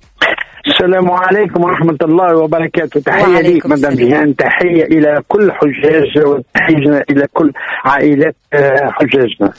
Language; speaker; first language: Arabic; native; Arabic